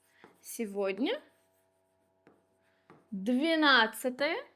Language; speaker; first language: Russian; non-native, local second language; Uzbek